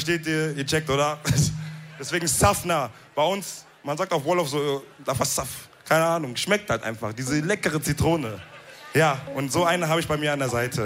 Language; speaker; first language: German; early bilingual, other home language; Wolof